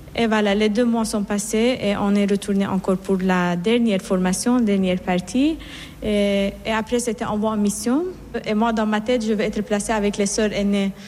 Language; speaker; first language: French; non-native, fluent; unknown